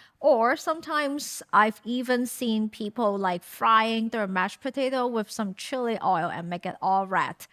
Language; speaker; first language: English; non-native, fluent; Chinese